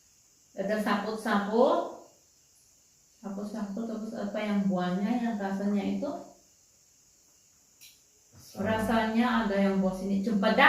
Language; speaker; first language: Indonesian; non-native, learner; Filipino